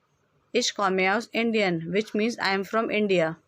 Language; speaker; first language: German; non-native, fluent; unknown